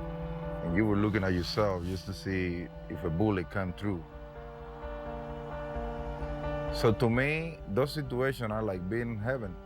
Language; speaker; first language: English; non-native, fluent; Spanish